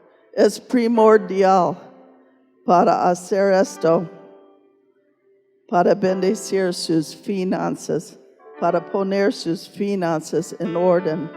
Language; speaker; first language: Spanish; non-native, fluent; English